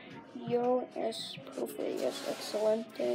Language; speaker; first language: Spanish; non-native, learner; English